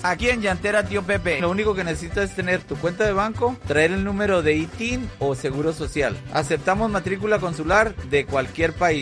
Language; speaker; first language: Spanish; native; Spanish